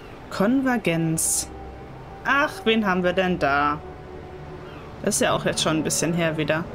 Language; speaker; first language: German; native; German